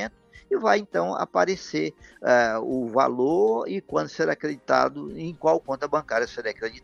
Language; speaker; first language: Portuguese; native; Portuguese